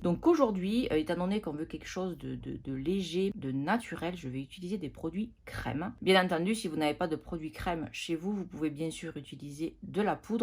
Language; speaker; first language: French; native; French